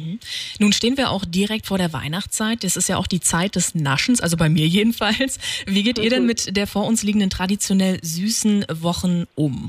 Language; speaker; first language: German; native; German